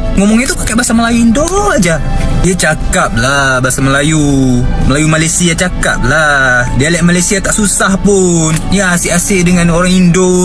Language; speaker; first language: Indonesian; non-native, fluent; Thai